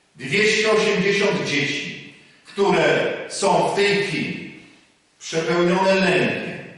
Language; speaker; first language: Polish; native; Polish